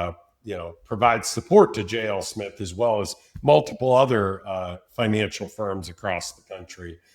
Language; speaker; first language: English; native; English